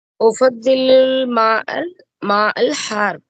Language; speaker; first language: Arabic; non-native, learner; Tamil